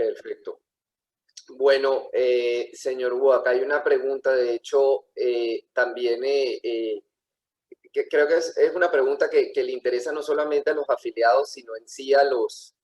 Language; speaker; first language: Spanish; native; Spanish